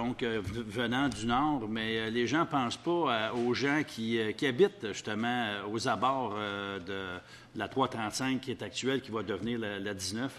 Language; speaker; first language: French; native; French